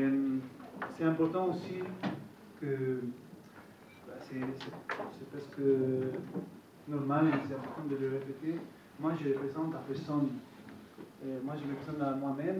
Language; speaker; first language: French; non-native, fluent; Italian